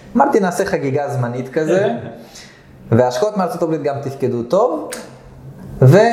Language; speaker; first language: Hebrew; early bilingual, other home language; Russian